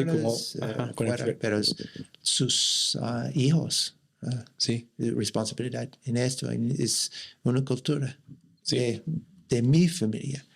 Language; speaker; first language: Spanish; non-native, learner; English